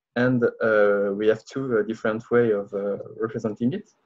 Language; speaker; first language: English; non-native, learner; French